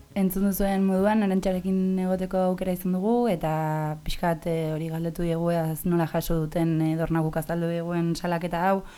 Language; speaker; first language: Basque; native; Basque